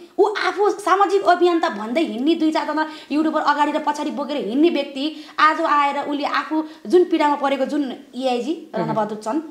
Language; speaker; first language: Nepali; non-native, local second language; Eastern Tamang